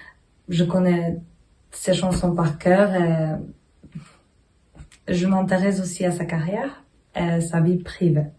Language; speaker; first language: French; non-native, learner; Polish